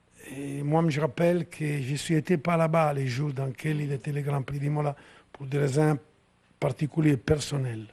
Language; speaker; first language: French; non-native, fluent; Italian